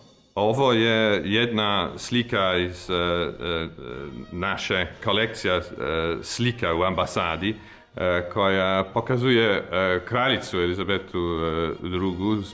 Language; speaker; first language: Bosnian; non-native, fluent; English